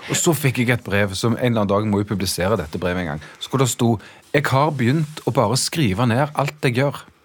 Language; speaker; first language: Norwegian; native; Norwegian